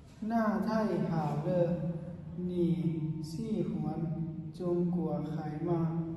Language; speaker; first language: Chinese; non-native, learner; Thai